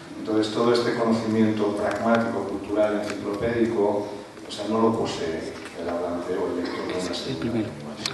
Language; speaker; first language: Spanish; non-native, local second language; Catalan